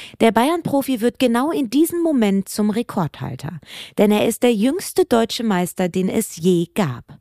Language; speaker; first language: German; native; German